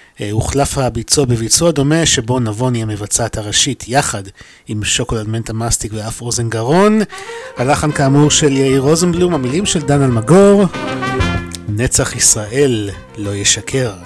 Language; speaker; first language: Hebrew; native; Hebrew